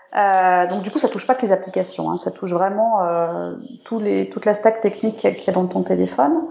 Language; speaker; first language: French; native; French